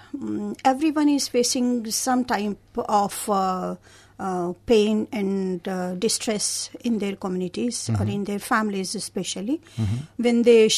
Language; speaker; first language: English; non-native, local second language; Hindi